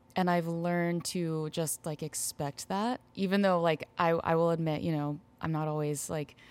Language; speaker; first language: English; native; English